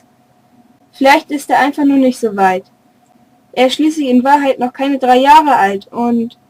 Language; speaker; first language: German; native; German